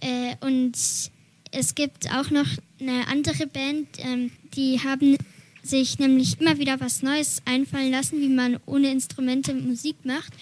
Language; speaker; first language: German; native; German